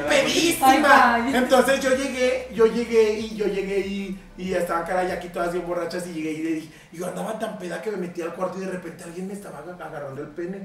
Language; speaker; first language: Spanish; native; Spanish